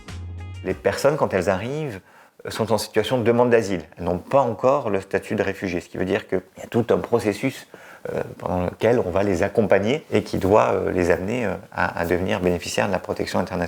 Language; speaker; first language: French; native; French